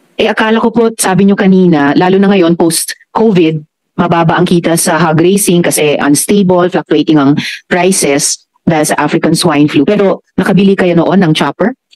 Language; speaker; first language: Filipino; native; Filipino